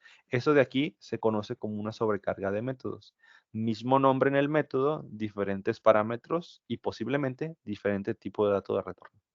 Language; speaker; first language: Spanish; native; Spanish